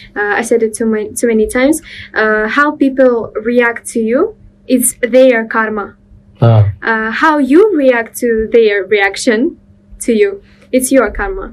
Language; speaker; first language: English; non-native, learner; Russian